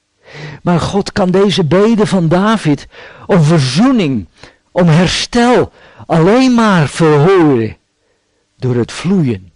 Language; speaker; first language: Dutch; native; Dutch